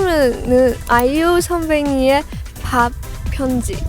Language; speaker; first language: Korean; non-native, learner; Chinese